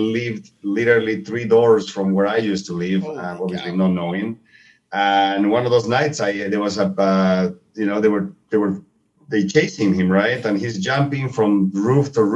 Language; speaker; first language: English; non-native, fluent; Spanish